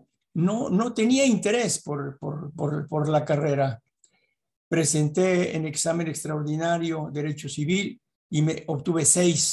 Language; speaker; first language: Spanish; native; Spanish